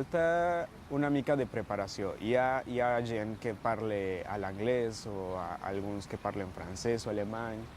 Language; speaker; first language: Catalan; non-native, learner; Spanish